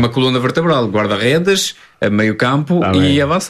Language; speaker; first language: Portuguese; native; Portuguese